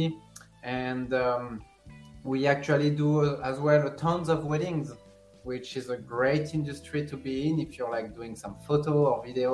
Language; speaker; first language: English; non-native, fluent; French